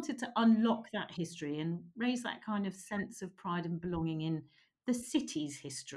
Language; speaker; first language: English; native; English